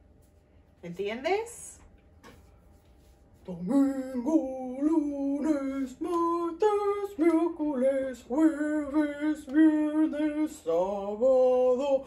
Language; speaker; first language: Spanish; non-native, fluent; English